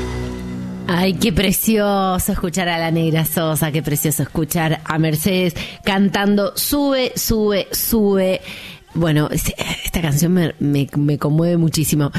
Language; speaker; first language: Spanish; native; Spanish